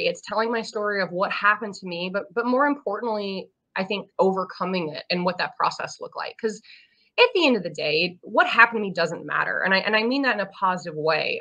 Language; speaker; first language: English; native; English